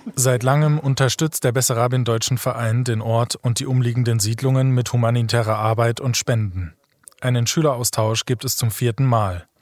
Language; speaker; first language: German; native; German